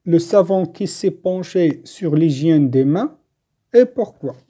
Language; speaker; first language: French; non-native, local second language; Arabic